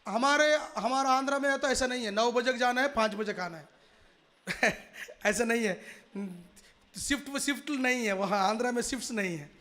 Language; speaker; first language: Hindi; non-native, local second language; Telugu